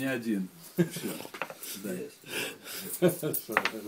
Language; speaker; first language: Hebrew; non-native, learner; Russian